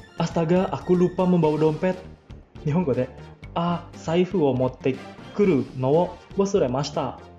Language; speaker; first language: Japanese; non-native, fluent; Indonesian